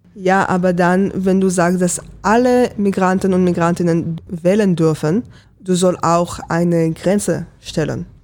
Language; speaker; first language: German; non-native, fluent; Hebrew